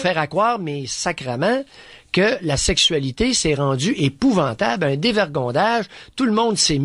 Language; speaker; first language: French; native; French